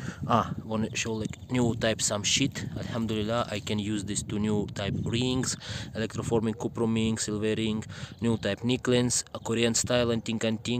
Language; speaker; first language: English; non-native, learner; Russian